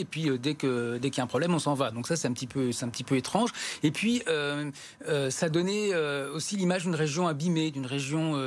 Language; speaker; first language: French; native; French